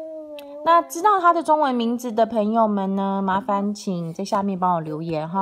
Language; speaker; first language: Chinese; native; Chinese